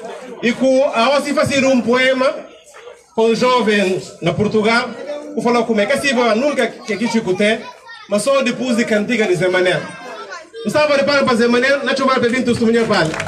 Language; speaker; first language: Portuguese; non-native, local second language; Upper Guinea Crioulo